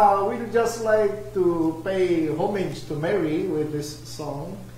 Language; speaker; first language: English; non-native, local second language; Filipino